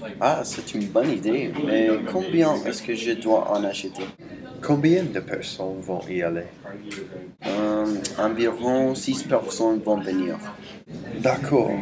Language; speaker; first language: French; non-native, learner; English